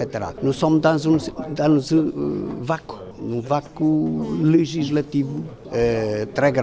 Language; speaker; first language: French; non-native, learner; Portuguese